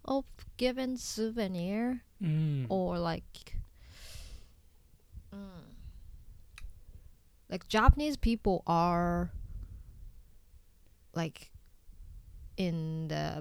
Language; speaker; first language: English; non-native, learner; Japanese